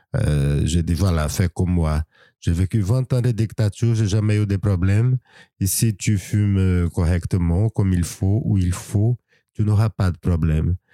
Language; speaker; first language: French; non-native, fluent; Portuguese